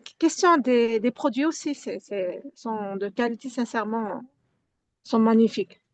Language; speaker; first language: French; non-native, local second language; Arabic